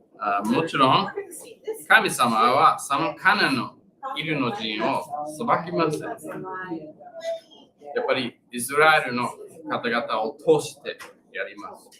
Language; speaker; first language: Japanese; non-native, learner; English